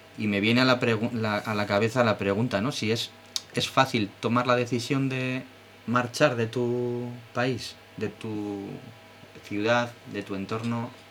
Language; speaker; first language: Spanish; native; Spanish